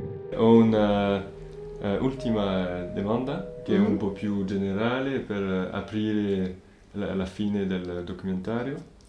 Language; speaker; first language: Italian; non-native, learner; French